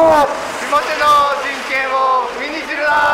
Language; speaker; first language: Japanese; native; Japanese